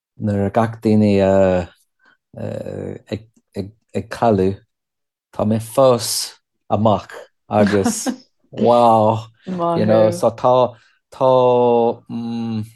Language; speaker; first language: Irish; non-native, learner; English